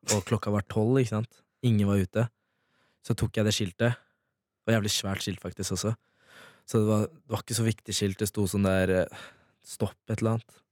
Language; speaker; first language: Norwegian; early bilingual, other home language; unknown